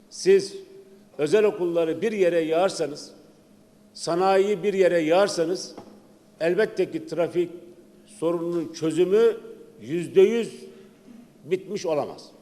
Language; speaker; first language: Turkish; native; Turkish